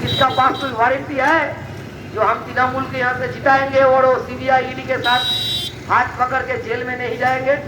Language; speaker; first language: Hindi; non-native, local second language; Bangla